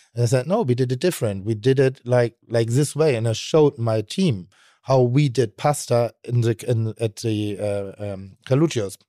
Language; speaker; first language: English; non-native, fluent; German